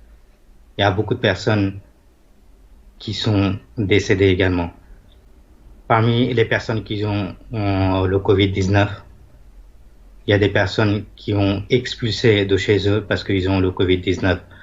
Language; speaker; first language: French; non-native, fluent; Bangla